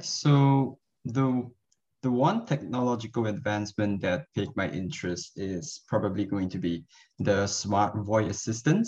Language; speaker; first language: English; non-native, local second language; Cantonese